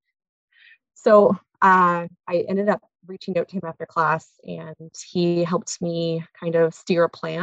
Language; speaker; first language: English; native; English